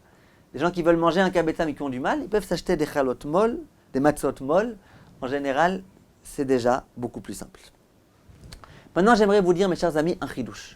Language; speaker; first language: French; native; French